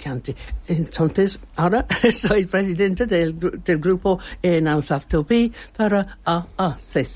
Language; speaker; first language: Spanish; non-native, learner; English